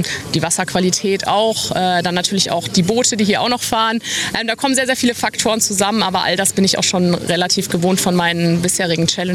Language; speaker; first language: German; native; German